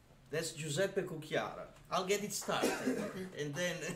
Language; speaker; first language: English; non-native, fluent; Italian